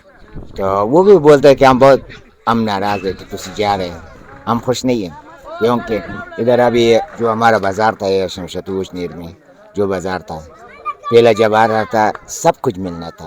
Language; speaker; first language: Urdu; early bilingual, other home language; Pashto